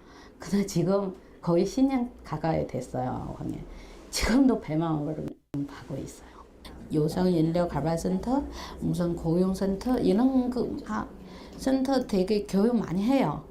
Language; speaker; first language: Korean; non-native, local second language; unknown